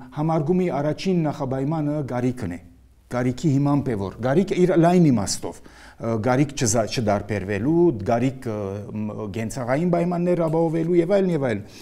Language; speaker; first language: Armenian; early bilingual, heritage; Armenian